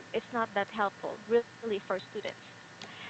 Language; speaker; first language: English; non-native, fluent; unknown